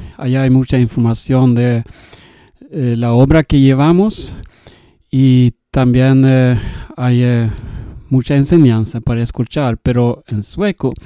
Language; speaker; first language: Spanish; non-native, fluent; Swedish